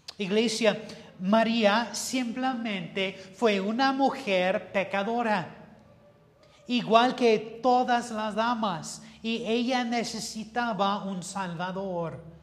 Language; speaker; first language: Spanish; non-native, fluent; English